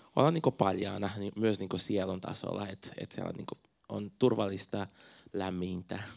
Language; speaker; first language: Finnish; non-native, fluent; Portuguese